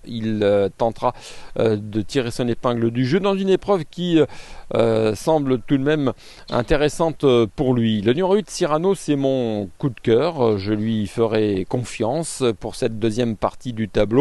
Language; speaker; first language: French; native; French